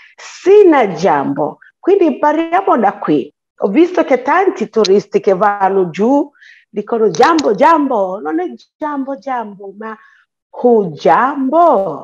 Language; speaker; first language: Italian; non-native, fluent; Swahili